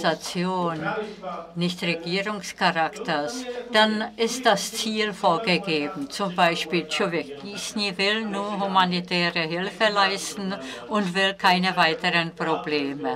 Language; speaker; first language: German; non-native, fluent; Czech